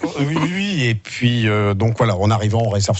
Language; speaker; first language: French; native; French